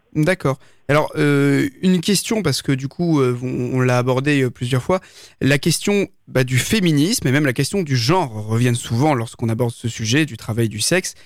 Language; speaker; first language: French; native; French